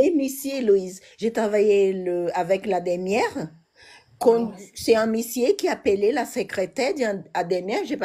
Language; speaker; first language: French; non-native, learner; Portuguese